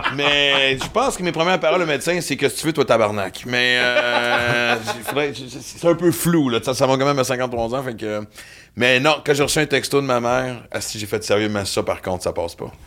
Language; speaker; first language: French; native; French